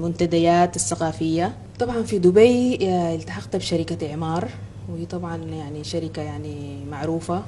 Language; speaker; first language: Arabic; native; Arabic